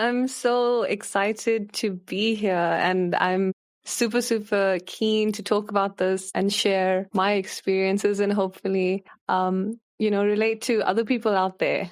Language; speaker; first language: English; early bilingual, other home language; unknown